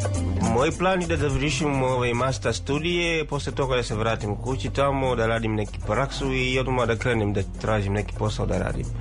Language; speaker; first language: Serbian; non-native, fluent; Swahili